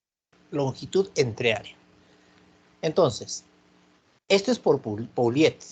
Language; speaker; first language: Spanish; native; Spanish